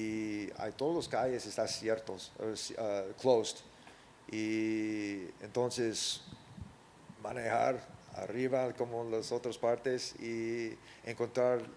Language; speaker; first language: Spanish; early bilingual, heritage; English